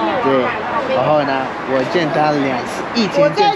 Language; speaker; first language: Chinese; non-native, learner; Akan